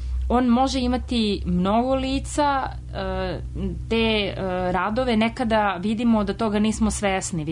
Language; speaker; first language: Serbian; native; Serbian